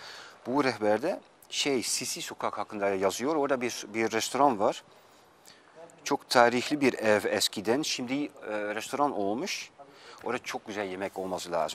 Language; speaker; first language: Turkish; non-native, fluent; Dutch